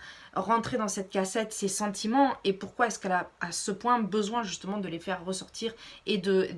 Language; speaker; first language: French; native; French